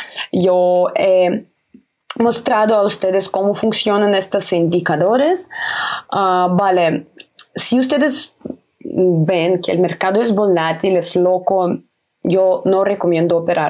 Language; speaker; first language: Spanish; non-native, fluent; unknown